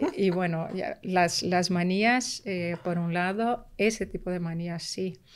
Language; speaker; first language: Spanish; early bilingual, heritage; Spanish